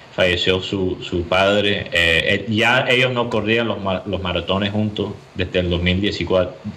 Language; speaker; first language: Spanish; early bilingual, heritage; Spanish